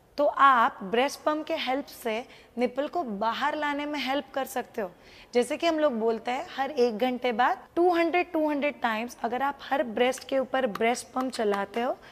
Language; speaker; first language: Hindi; non-native, local second language; Marathi